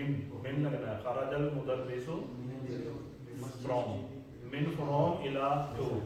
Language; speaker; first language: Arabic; non-native, fluent; Urdu